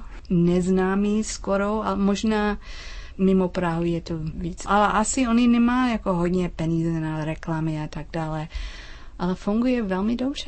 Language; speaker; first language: Czech; non-native, learner; English